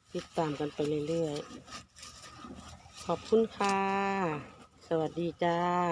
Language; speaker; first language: Thai; native; Thai